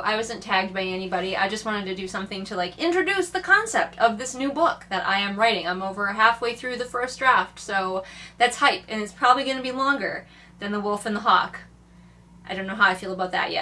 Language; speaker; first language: English; native; English